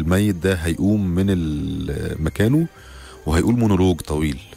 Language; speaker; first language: Arabic; native; Arabic